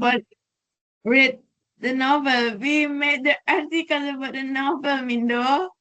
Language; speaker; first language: English; non-native, learner; Indonesian